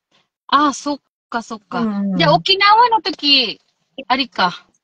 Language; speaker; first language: Japanese; non-native, local second language; Filipino